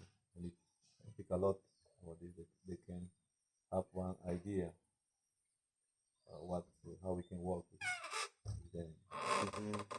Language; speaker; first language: English; non-native, learner; Spanish